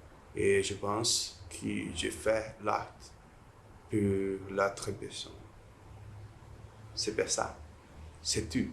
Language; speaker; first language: French; non-native, learner; Portuguese